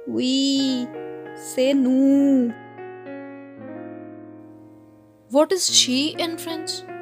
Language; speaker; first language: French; non-native, fluent; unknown